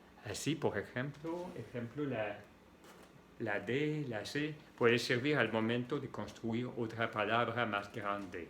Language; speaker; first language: Spanish; non-native, fluent; French